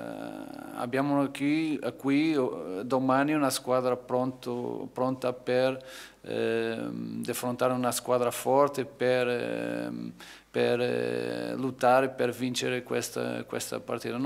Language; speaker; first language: Italian; non-native, fluent; Portuguese